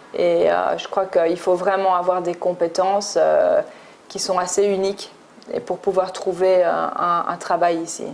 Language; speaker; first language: French; early bilingual, other home language; English